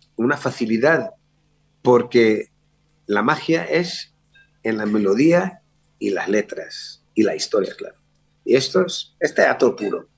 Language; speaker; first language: Spanish; early bilingual, other home language; Hebrew